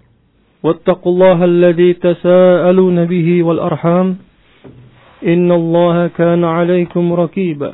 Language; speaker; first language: Arabic; non-native, fluent; Indonesian